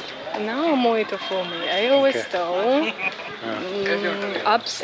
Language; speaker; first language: Portuguese; non-native, learner; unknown